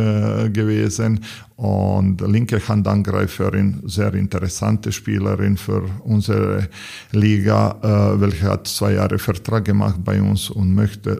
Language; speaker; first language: German; non-native, learner; Serbian